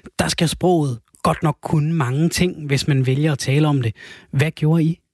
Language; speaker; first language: Danish; native; Danish